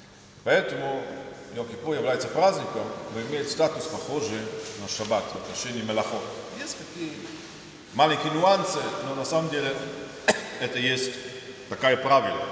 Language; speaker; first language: Russian; non-native, fluent; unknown